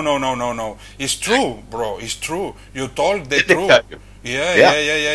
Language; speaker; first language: English; non-native, learner; Spanish